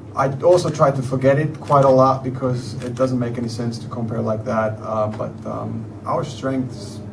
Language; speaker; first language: English; non-native, fluent; Finnish